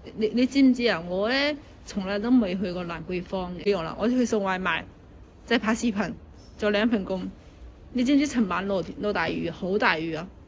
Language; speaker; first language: Cantonese; non-native, fluent; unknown